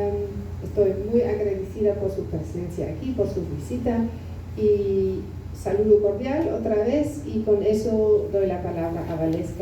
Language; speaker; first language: Spanish; non-native, fluent; German